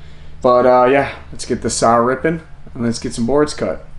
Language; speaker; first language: English; native; English